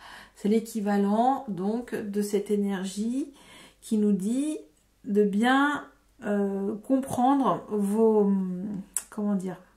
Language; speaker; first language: French; native; French